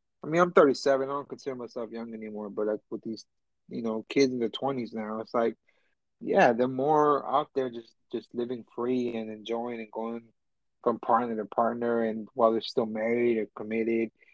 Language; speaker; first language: English; early bilingual, other home language; Spanish